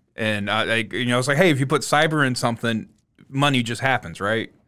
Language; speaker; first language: English; native; English